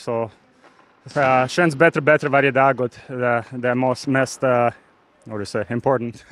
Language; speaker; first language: Swedish; non-native, learner; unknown